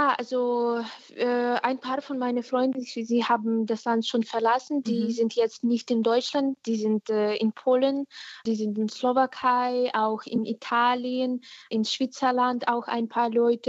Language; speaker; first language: German; non-native, fluent; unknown